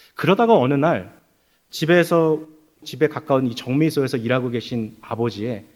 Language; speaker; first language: Korean; native; Korean